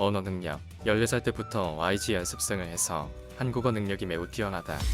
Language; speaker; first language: Korean; native; Korean